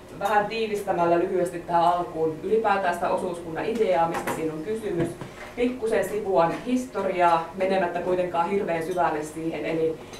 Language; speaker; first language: Finnish; native; Finnish